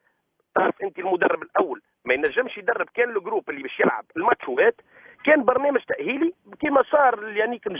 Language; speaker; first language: Arabic; native; Arabic